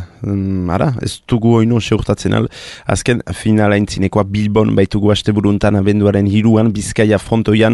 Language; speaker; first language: Basque; native; Basque